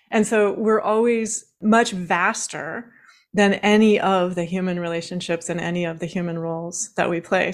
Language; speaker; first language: English; native; English